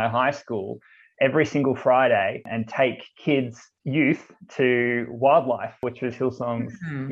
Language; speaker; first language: English; native; English